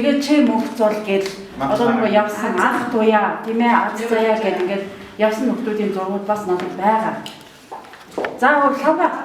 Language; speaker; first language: Mongolian; native; Mongolian